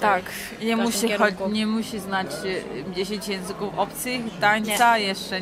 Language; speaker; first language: Polish; non-native, fluent; Georgian